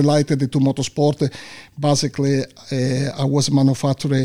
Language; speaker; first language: English; non-native, learner; Italian